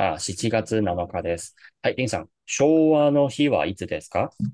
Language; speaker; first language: Japanese; non-native, fluent; Chinese